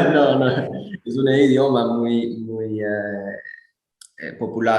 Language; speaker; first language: Spanish; non-native, learner; English